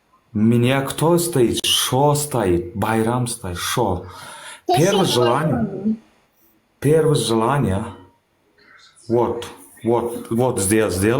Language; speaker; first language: Russian; non-native, learner; Turkmen